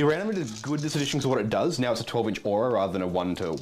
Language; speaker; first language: English; native; English